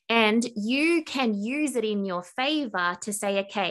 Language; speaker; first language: English; native; English